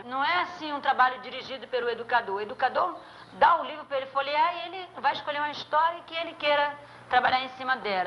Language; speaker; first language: Portuguese; native; Portuguese